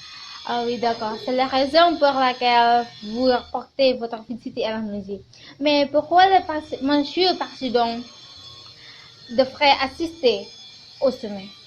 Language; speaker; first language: French; non-native, learner; Indonesian